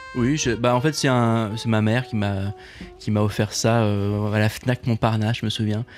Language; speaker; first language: French; native; French